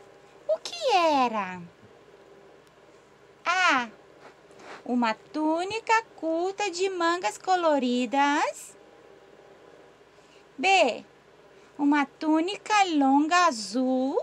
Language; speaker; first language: Portuguese; native; Portuguese